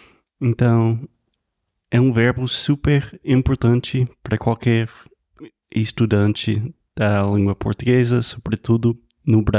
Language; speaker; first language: Portuguese; non-native, fluent; English